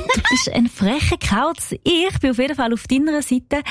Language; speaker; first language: German; native; German